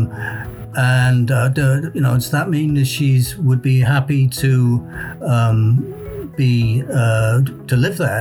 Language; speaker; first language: English; native; English